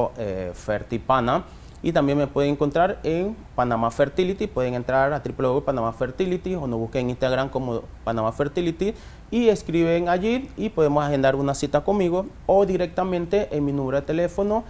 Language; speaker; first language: Spanish; native; Spanish